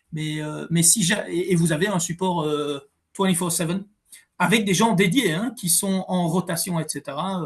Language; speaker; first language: French; native; French